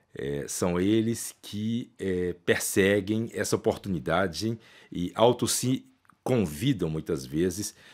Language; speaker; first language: Portuguese; native; Portuguese